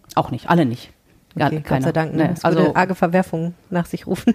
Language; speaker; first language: German; native; German